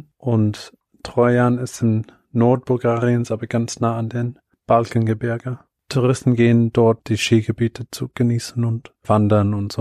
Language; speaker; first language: German; non-native, fluent; Bulgarian